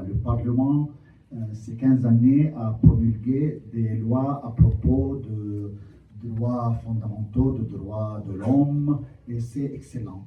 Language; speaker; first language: French; non-native, local second language; Arabic